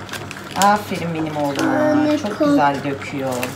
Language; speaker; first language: Turkish; native; Turkish